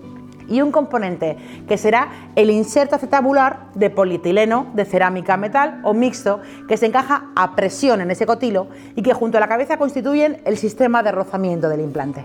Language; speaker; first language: Spanish; native; Spanish